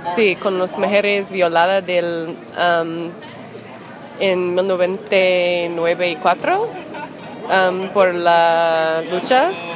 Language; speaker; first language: Spanish; non-native, learner; English